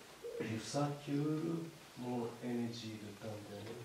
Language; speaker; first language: French; non-native, learner; Japanese